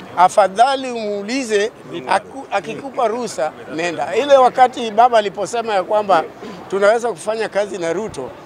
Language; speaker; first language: Swahili; non-native, local second language; Luo (Kenya and Tanzania)